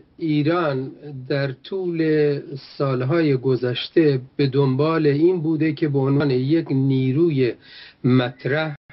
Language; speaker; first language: Persian; non-native, local second language; Kurdish